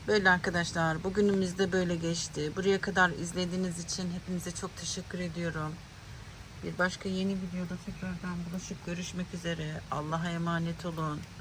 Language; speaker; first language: Turkish; native; Turkish